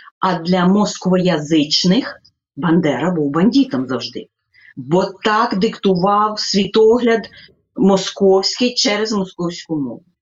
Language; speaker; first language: Ukrainian; native; Ukrainian